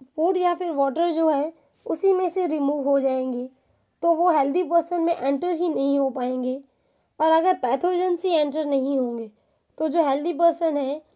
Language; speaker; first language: Hindi; non-native, local second language; Gujarati